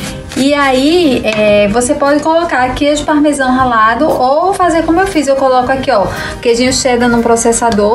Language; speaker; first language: Portuguese; native; Portuguese